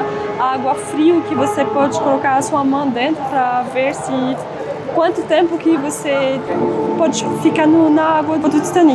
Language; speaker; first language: Portuguese; non-native, fluent; French